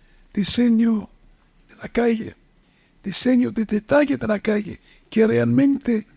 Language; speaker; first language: Spanish; non-native, fluent; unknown